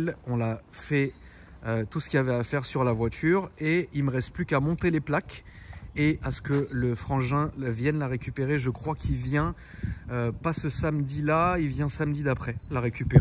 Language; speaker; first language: French; native; French